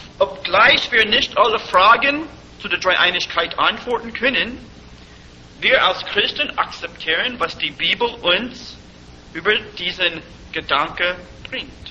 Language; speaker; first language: German; non-native, fluent; English